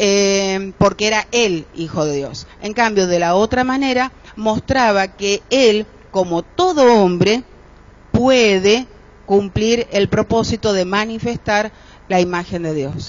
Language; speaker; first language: Spanish; native; Spanish